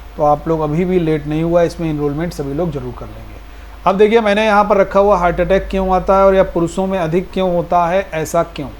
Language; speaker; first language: Hindi; native; Hindi